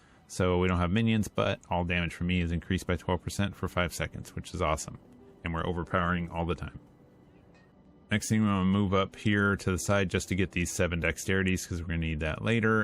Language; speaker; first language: English; native; English